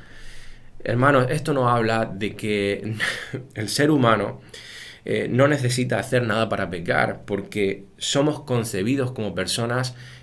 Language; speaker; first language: Spanish; native; Spanish